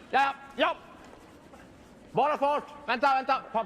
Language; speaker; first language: Swedish; native; Swedish